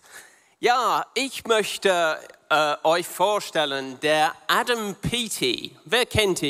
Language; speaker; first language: German; non-native, learner; English